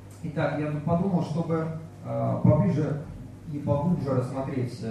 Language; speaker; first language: Russian; native; Russian